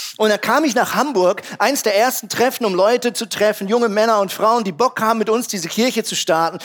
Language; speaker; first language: German; native; German